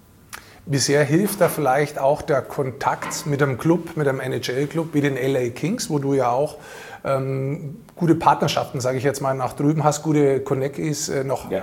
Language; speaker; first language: German; native; German